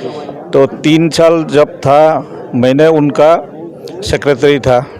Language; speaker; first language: Hindi; non-native, local second language; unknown